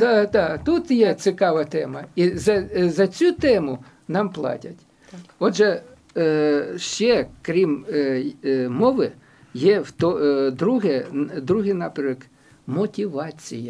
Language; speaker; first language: Ukrainian; non-native, local second language; Russian